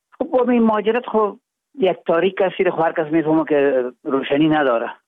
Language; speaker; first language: Persian; non-native, local second language; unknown